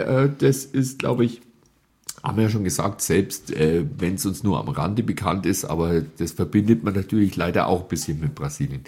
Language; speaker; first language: German; native; German